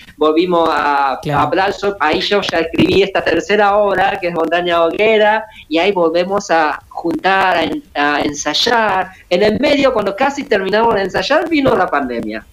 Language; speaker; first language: Spanish; early bilingual, other home language; Chinese